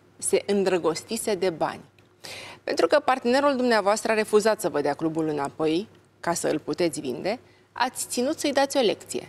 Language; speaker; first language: Romanian; native; Romanian